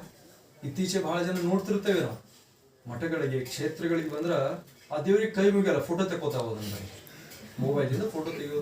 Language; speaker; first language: Kannada; native; Kannada